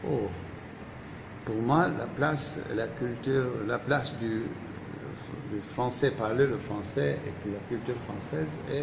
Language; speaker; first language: French; non-native, fluent; Turkish